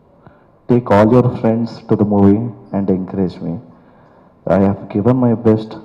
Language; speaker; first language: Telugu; non-native, learner; Kannada